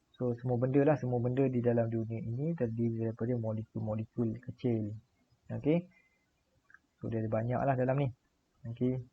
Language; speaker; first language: Malay; native; Malay